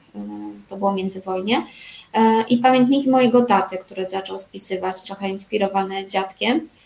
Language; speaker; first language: Polish; native; Polish